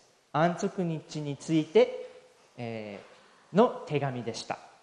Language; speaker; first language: Japanese; non-native, fluent; English